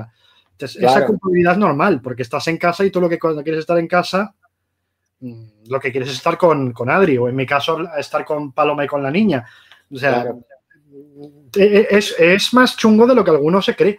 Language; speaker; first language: Spanish; native; Spanish